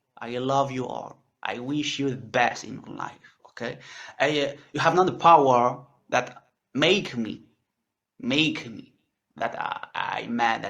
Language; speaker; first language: English; non-native, learner; French